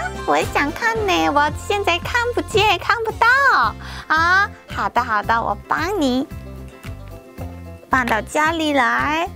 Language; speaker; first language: Chinese; non-native, fluent; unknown